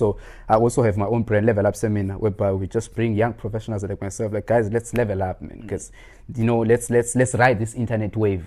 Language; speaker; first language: English; non-native, local second language; Xhosa